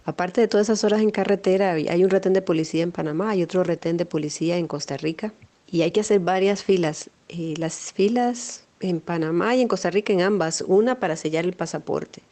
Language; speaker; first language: Spanish; native; Spanish